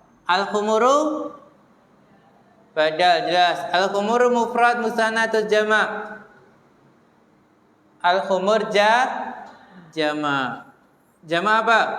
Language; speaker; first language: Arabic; non-native, fluent; Indonesian